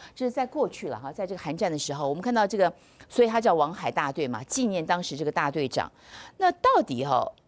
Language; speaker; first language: Chinese; native; Chinese